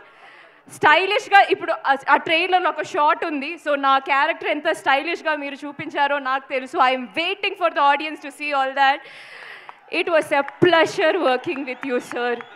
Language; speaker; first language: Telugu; non-native, fluent; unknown